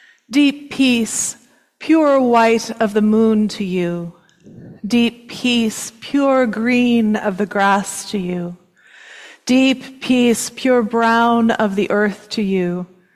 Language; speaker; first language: English; native; English